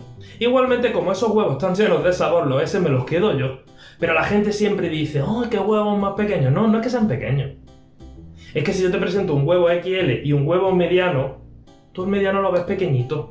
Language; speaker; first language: Spanish; native; Spanish